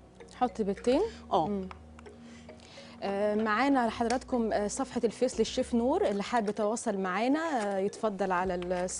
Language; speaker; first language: Arabic; native; Arabic